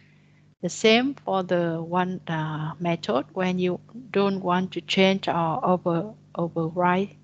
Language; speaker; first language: English; non-native, learner; Vietnamese